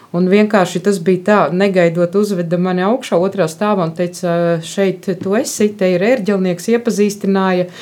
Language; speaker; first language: Latvian; native; Latvian